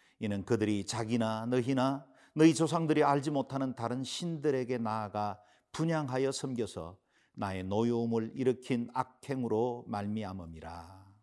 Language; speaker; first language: Korean; native; Korean